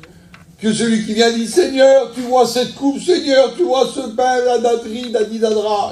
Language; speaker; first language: French; native; French